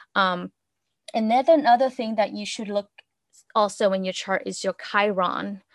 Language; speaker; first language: English; non-native, fluent; Vietnamese